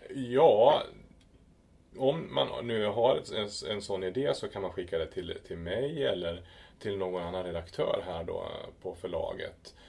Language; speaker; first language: Swedish; native; Swedish